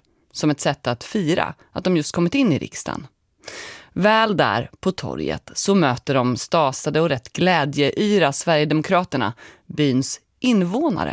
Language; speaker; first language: Swedish; native; Swedish